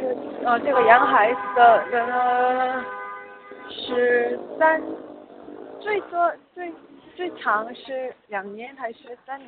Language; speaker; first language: Chinese; non-native, learner; Korean